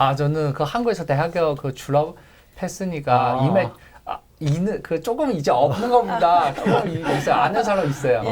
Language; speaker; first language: Korean; non-native, learner; Chinese